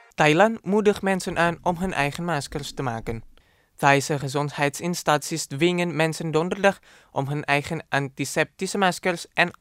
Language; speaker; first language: Dutch; non-native, fluent; Indonesian